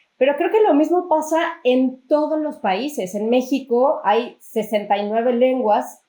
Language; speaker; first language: Spanish; native; Spanish